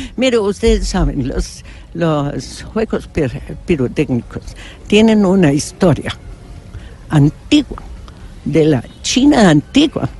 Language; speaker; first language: Spanish; non-native, fluent; German